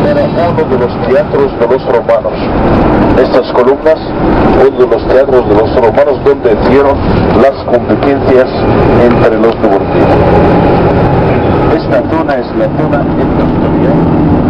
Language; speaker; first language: Spanish; non-native, fluent; Arabic